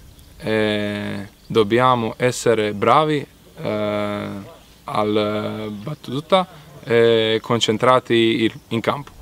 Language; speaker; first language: Italian; non-native, learner; Croatian